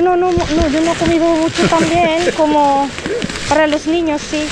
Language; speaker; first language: Spanish; non-native, learner; Filipino